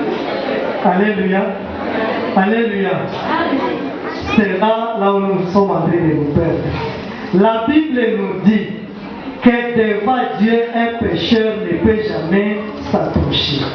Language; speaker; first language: French; non-native, local second language; Swahili